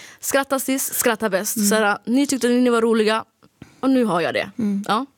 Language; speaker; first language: Swedish; early bilingual, other home language; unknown